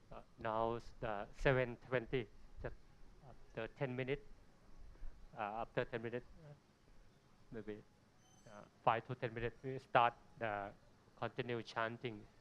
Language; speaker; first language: English; non-native, learner; Thai